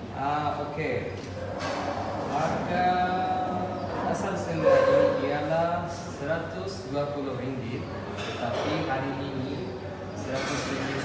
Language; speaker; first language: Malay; non-native, learner; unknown